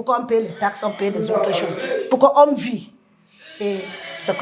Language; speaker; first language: French; non-native, learner; English